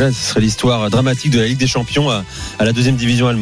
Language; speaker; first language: French; native; French